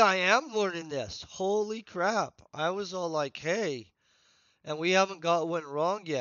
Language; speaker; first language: English; native; English